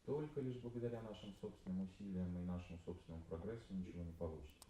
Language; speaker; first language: Russian; native; Russian